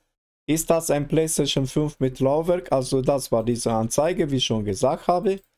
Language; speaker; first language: German; non-native, learner; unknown